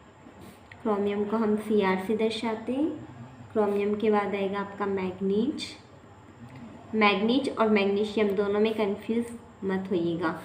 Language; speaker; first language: Hindi; native; Hindi